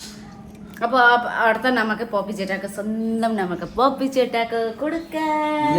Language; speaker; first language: Malayalam; non-native, learner; Nepali